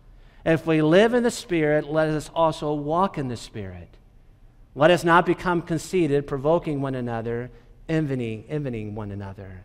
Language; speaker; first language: English; native; English